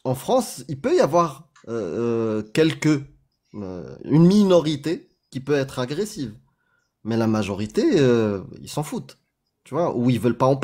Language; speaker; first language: French; native; French